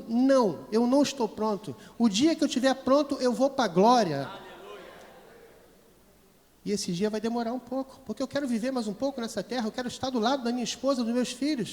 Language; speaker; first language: Portuguese; native; Portuguese